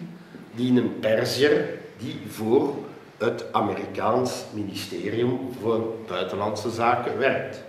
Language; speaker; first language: Dutch; non-native, local second language; French